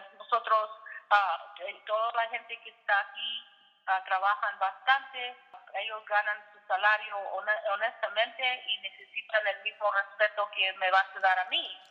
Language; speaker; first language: Spanish; early bilingual, heritage; Spanish